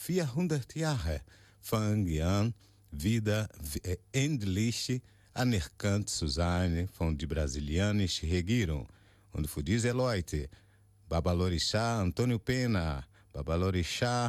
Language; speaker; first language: German; non-native, learner; Portuguese